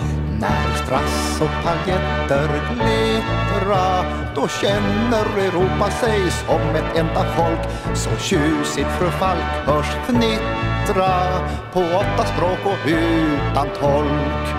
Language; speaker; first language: Swedish; native; Swedish